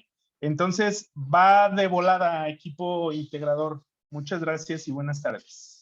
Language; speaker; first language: Spanish; native; Spanish